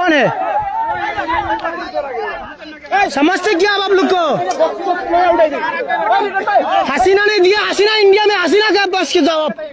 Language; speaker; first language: Hindi; non-native, learner; Bangla